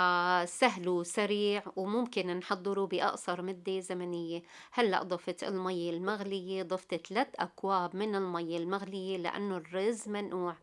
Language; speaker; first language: Arabic; native; Arabic